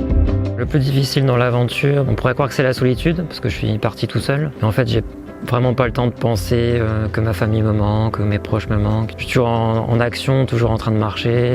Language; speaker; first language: French; native; French